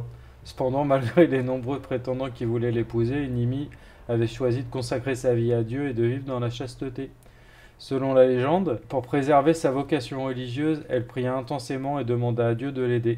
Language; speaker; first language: French; native; French